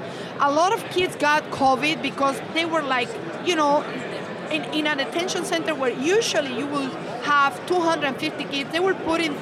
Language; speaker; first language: English; non-native, fluent; Spanish